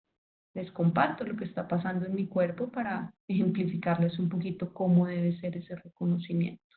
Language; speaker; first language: Spanish; native; Spanish